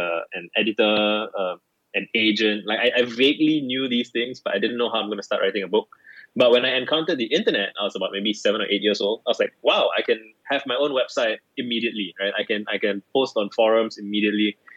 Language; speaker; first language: English; native; English